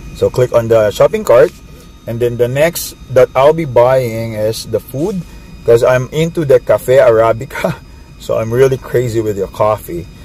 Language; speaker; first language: English; non-native, local second language; Filipino